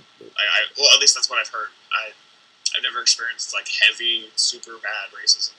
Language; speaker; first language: English; native; English